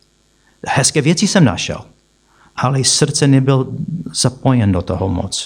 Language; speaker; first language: Czech; non-native, fluent; English